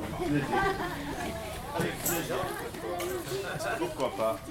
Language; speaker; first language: French; non-native, fluent; Kurdish